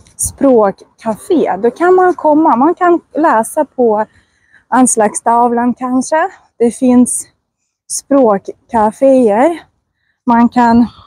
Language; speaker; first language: Swedish; non-native, fluent; Russian